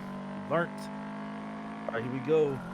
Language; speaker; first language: English; native; English